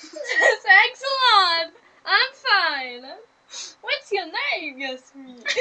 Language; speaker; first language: English; non-native, learner; German